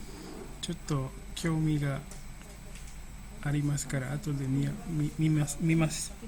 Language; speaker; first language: Japanese; non-native, fluent; Indonesian